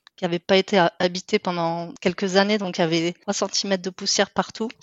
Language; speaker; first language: French; native; French